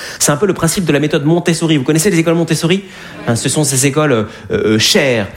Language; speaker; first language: French; native; French